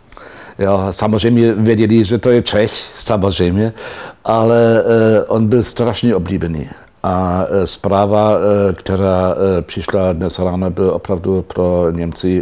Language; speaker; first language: Czech; non-native, fluent; German